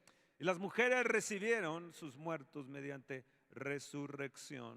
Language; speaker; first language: Spanish; native; Spanish